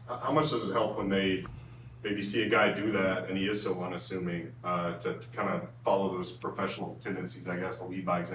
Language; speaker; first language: English; native; English